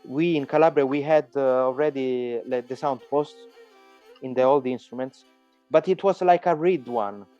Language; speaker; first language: English; non-native, fluent; Italian